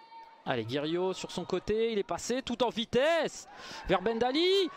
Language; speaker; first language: French; native; French